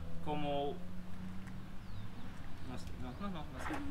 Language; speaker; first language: Spanish; non-native, learner; German